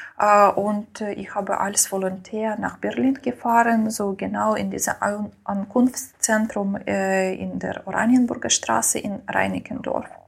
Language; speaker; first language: German; non-native, learner; Ukrainian